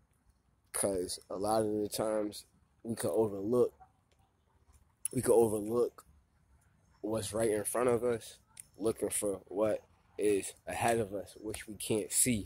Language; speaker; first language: English; native; English